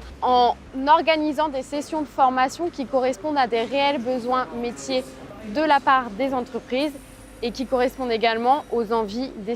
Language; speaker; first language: French; native; French